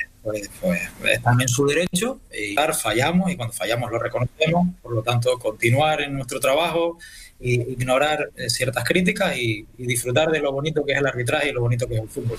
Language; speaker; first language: Spanish; native; Spanish